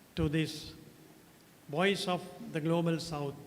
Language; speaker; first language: English; non-native, local second language; Sinhala